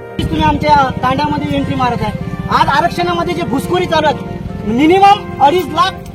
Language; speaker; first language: Marathi; non-native, local second language; Lambadi